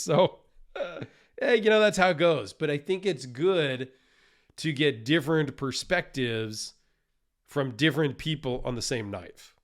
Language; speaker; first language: English; native; English